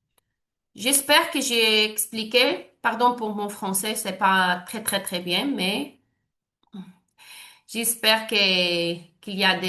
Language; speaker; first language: French; non-native, learner; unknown